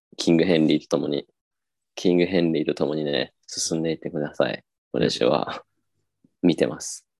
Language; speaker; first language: Japanese; native; Japanese